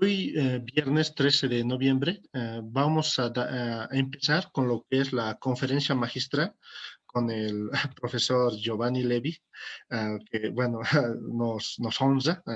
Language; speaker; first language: Spanish; native; Spanish